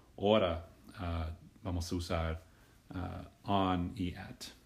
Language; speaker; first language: Portuguese; non-native, learner; English